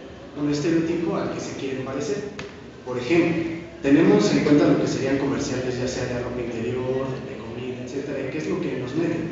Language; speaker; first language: Spanish; native; Spanish